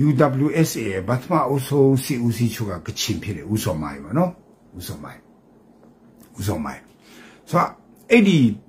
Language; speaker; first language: Burmese; non-native, local second language; Kachin